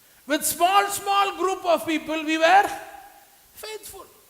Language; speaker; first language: English; non-native, local second language; Tamil